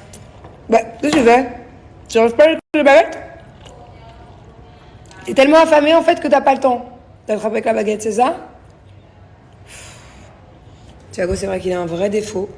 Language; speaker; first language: French; native; French